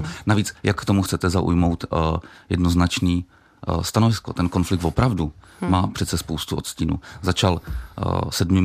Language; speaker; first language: Czech; native; Czech